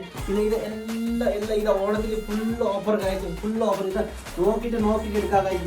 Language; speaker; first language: Malayalam; non-native, fluent; Nepali